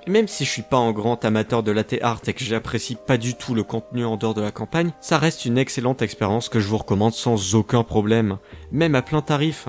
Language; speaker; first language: French; native; French